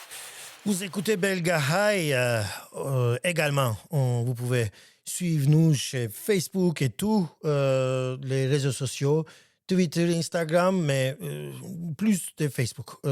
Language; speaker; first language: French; non-native, learner; Armenian